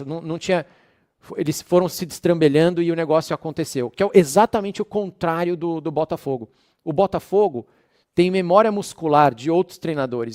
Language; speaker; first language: Portuguese; native; Portuguese